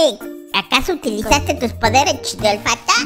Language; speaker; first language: Spanish; native; Spanish